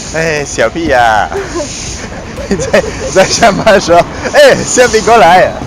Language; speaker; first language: Chinese; non-native, learner; Italian